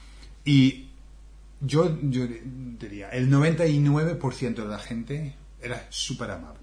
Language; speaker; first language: Spanish; non-native, fluent; English